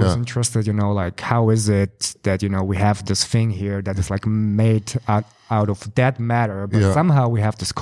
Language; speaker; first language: English; non-native, fluent; German